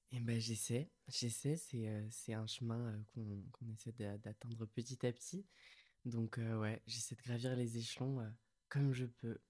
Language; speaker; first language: French; native; French